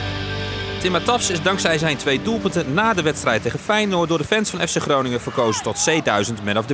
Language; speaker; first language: Dutch; native; Dutch